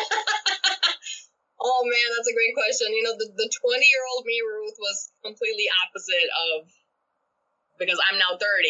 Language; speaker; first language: English; non-native, local second language; Urdu